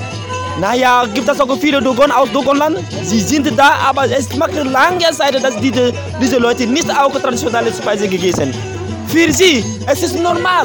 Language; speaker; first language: German; non-native, learner; Bambara